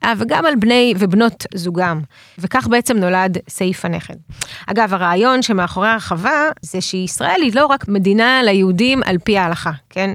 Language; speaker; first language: Hebrew; early bilingual, other home language; Russian